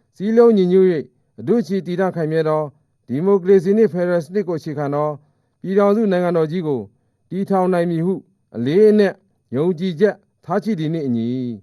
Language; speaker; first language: Burmese; non-native, local second language; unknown